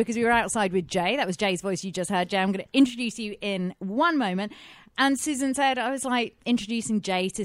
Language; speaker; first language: English; native; English